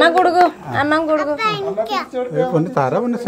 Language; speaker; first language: Malayalam; non-native, learner; Nepali